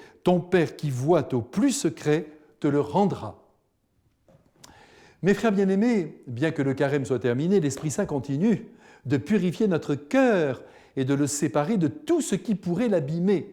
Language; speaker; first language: French; native; French